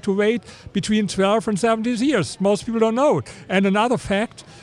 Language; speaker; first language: English; non-native, fluent; German